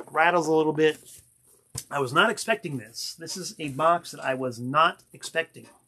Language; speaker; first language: English; native; English